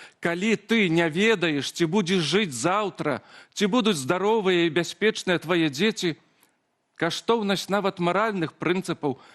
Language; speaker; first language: Belarusian; native; Belarusian